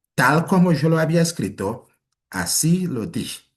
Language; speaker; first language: Spanish; non-native, fluent; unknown